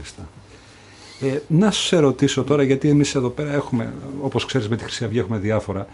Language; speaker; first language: Greek; native; Greek